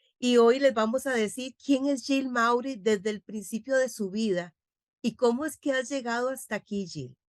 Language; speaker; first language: Spanish; native; Spanish